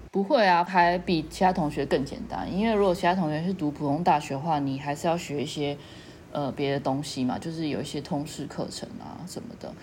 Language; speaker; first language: Chinese; native; Chinese